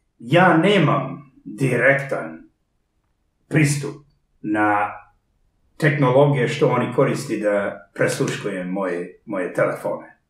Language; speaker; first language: Serbian; early bilingual, heritage; Serbian